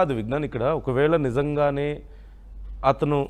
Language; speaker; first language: Telugu; native; Telugu